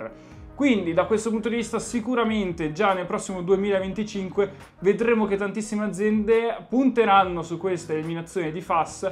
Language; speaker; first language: Italian; native; Italian